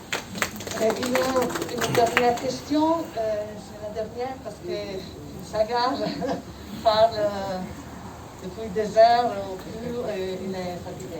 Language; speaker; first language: French; non-native, learner; Italian